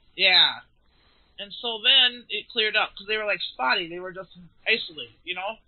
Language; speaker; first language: English; native; English